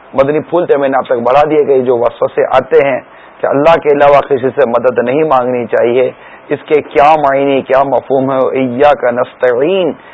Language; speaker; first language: Urdu; native; Urdu